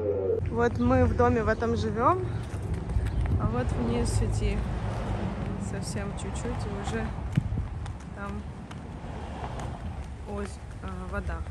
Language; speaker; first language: Russian; native; Russian